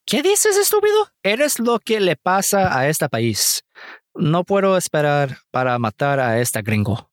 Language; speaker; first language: Spanish; non-native, learner; English